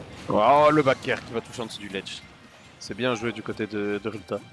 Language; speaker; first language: French; native; French